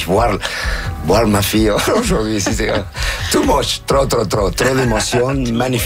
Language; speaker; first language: French; non-native, fluent; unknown